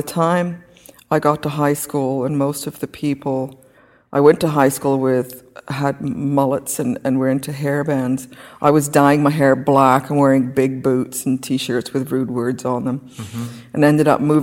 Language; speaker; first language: English; native; English